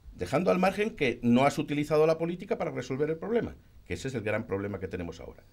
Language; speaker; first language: Spanish; non-native, local second language; Catalan